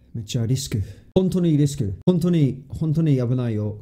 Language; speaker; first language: Japanese; non-native, fluent; English